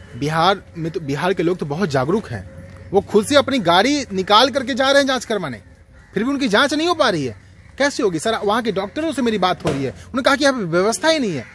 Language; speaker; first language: Hindi; native; Hindi